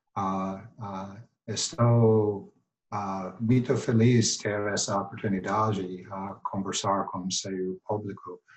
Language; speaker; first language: Portuguese; non-native, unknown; English